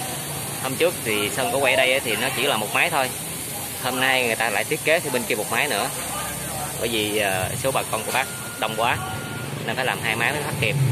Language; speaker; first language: Vietnamese; native; Vietnamese